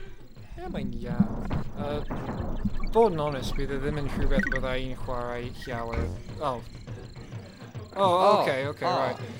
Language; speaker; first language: Welsh; non-native, local second language; English